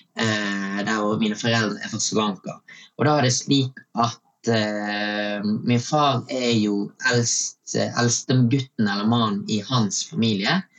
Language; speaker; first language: Norwegian; early bilingual, other home language; Tamil